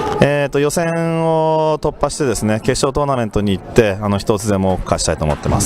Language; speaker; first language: Japanese; native; Japanese